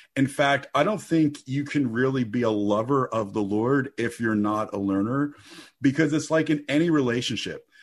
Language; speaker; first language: English; native; English